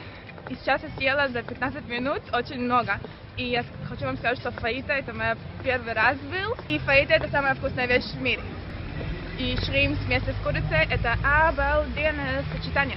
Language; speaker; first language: Russian; early bilingual, heritage; Russian